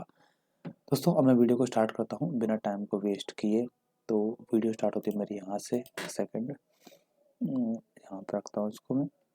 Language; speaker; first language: Hindi; native; Hindi